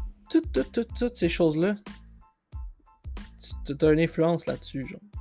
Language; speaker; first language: French; native; French